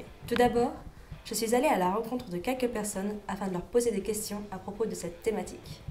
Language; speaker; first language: French; native; French